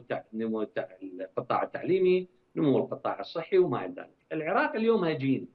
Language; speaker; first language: Arabic; native; Arabic